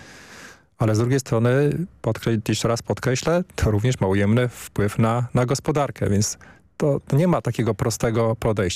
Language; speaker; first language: Polish; native; Polish